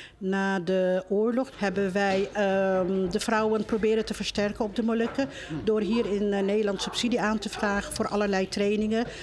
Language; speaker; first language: Dutch; early bilingual, other home language; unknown